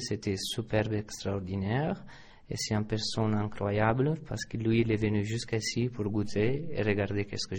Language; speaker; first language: French; non-native, fluent; Italian